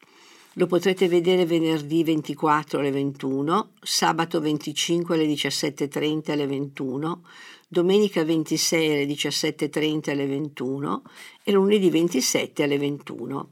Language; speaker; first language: Italian; native; Italian